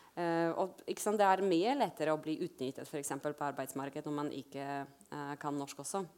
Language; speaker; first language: Norwegian; non-native, fluent; Polish